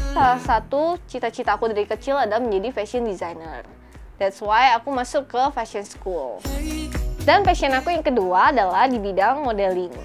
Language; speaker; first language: Indonesian; native; Indonesian